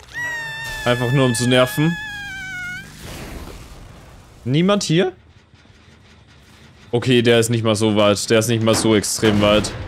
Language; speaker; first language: German; native; German